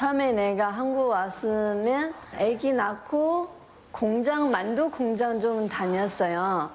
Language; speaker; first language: Korean; non-native, learner; Chinese